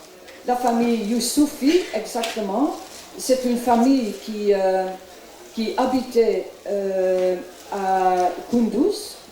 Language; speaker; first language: French; non-native, local second language; Dutch